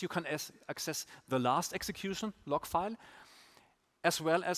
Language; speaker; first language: English; non-native, fluent; German